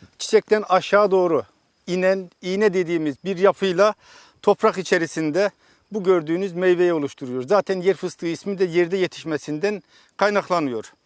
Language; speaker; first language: Turkish; native; Turkish